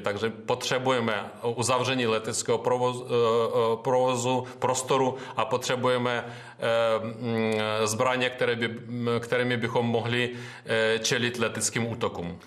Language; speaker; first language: Czech; non-native, fluent; Ukrainian